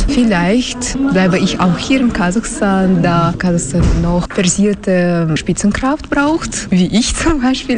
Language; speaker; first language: German; non-native, learner; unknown